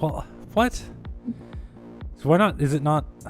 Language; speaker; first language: English; native; English